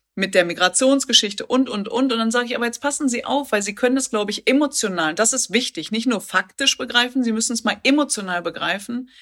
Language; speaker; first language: German; native; German